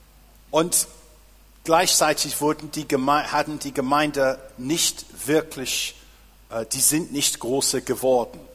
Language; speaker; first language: German; non-native, fluent; English